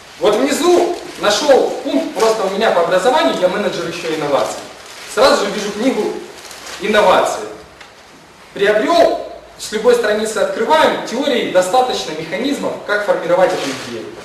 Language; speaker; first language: Russian; non-native, local second language; Ukrainian